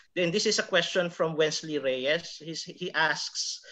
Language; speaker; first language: English; non-native, local second language; Filipino